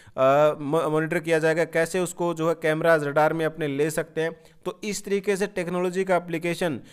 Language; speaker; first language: Hindi; native; Hindi